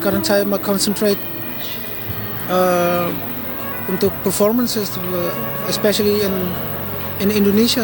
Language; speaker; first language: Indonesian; early bilingual, heritage; Dutch